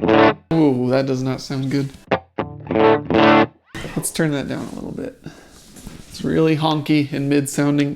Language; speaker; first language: English; native; English